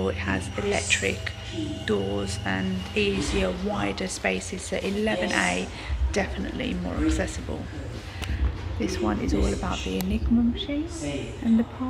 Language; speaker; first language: English; native; English